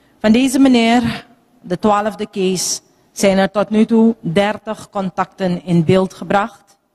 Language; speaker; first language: Dutch; native; Dutch